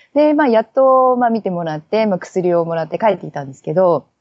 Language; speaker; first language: Japanese; native; Japanese